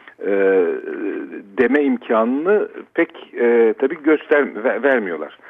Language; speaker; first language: Turkish; native; Turkish